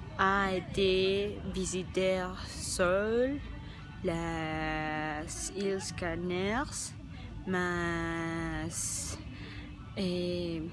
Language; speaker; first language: French; non-native, learner; Spanish